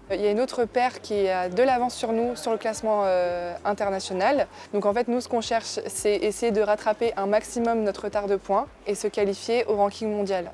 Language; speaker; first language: French; native; French